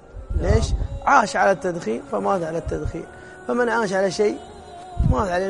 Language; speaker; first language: Arabic; native; Arabic